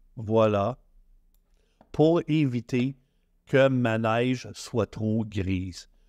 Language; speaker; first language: French; native; French